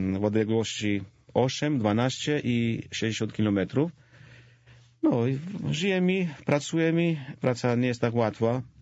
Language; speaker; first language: Polish; non-native, fluent; Georgian